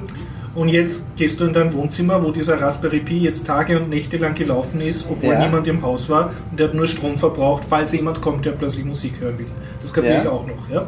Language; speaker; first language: German; native; German